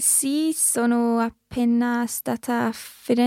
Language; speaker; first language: Italian; non-native, learner; English